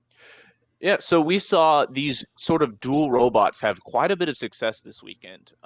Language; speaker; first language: English; native; English